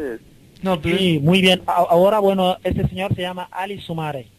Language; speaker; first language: Spanish; non-native, learner; Wolof